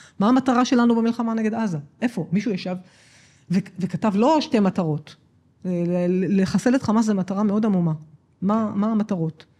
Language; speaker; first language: Hebrew; native; Hebrew